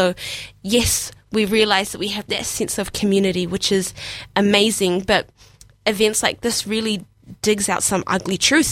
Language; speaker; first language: English; non-native, local second language; Somali